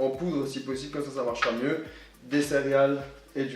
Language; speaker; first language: French; native; French